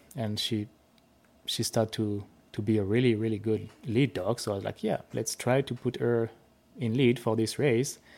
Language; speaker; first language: English; non-native, fluent; French